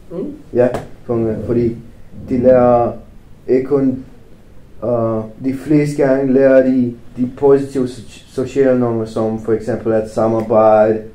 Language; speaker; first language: Danish; non-native, fluent; Romanian